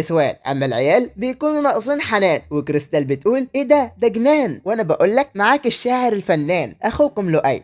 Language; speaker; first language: Arabic; native; Arabic